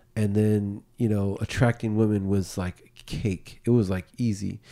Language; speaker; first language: English; native; English